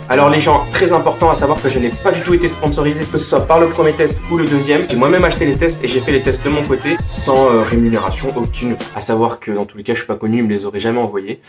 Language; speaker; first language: French; native; French